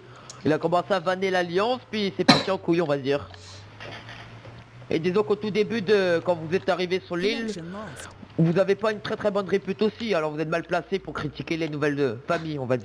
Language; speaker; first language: French; native; French